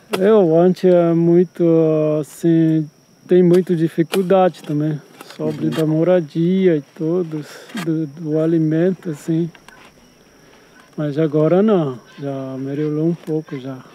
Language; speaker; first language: Portuguese; non-native, local second language; Guarani